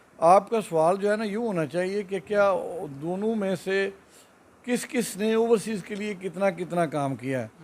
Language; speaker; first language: Urdu; non-native, local second language; Punjabi